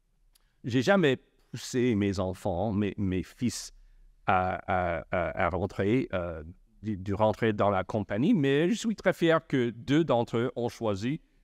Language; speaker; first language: French; non-native, local second language; English